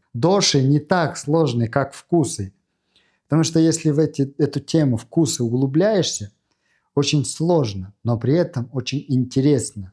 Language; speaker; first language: Russian; non-native, fluent; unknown